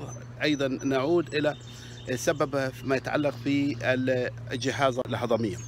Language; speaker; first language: Arabic; native; Arabic